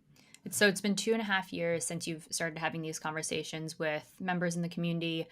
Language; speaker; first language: English; native; English